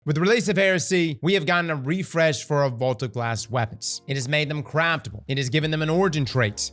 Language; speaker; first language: English; native; English